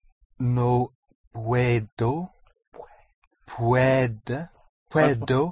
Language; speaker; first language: Spanish; non-native, learner; English